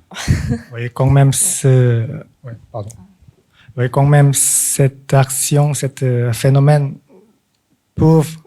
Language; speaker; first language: French; non-native, fluent; Korean